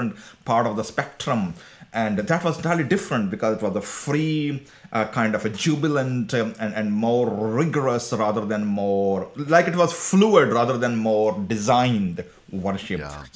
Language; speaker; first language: English; non-native, local second language; Punjabi